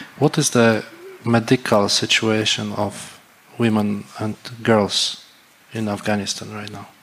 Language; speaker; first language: English; non-native, fluent; Polish